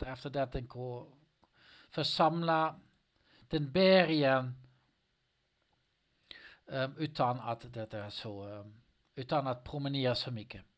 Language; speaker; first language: Swedish; non-native, learner; Dutch